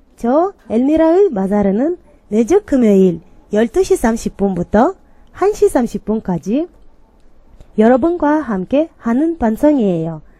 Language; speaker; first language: Korean; non-native, learner; Kyrgyz